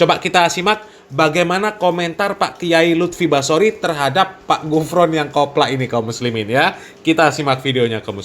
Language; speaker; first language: Indonesian; native; Indonesian